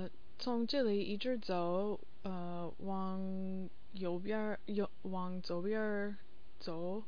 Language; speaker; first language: Chinese; non-native, learner; English